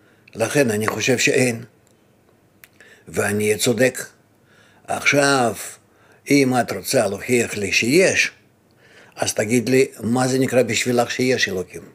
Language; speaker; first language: Hebrew; non-native, fluent; Russian